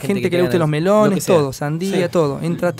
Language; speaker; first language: Spanish; native; Spanish